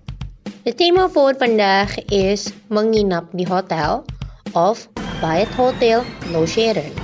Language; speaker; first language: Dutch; non-native, learner; Indonesian